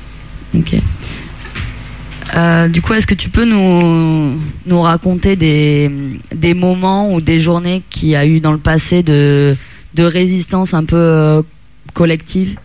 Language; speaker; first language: French; non-native, fluent; Italian